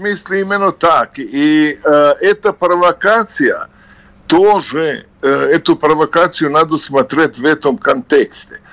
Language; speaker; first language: Russian; non-native, fluent; Serbian